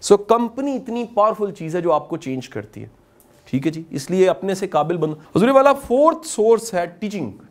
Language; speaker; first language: Urdu; non-native, local second language; Punjabi